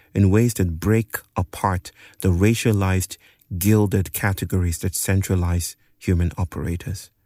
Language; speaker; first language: English; non-native, local second language; Yoruba